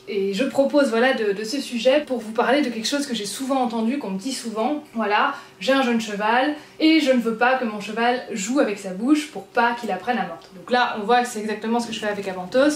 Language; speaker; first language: French; native; French